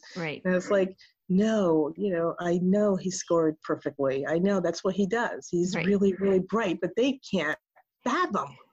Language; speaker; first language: English; early bilingual, other home language; Spanish